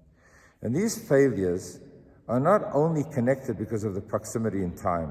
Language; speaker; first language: English; native; English